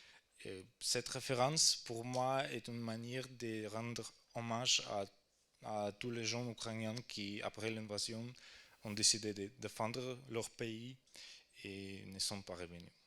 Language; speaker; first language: French; non-native, fluent; Ukrainian